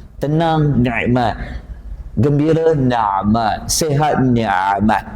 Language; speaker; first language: Malay; native; Malay